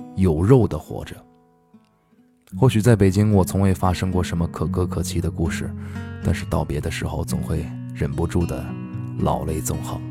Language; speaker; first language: Chinese; native; Chinese